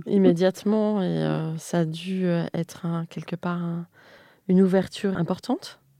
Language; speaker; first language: French; native; French